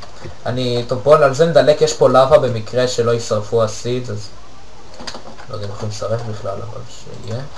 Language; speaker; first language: Hebrew; native; Hebrew